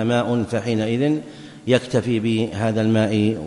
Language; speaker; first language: Arabic; native; Arabic